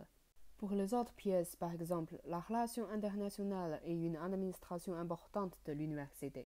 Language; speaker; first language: French; non-native, learner; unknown